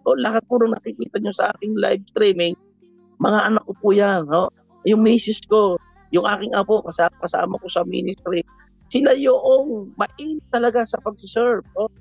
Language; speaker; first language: Filipino; native; Filipino